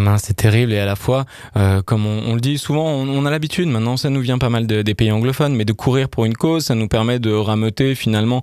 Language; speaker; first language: French; native; French